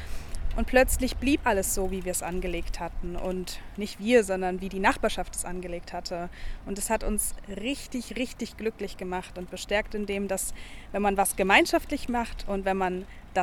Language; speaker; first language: German; native; German